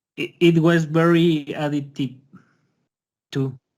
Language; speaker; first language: English; non-native, learner; Spanish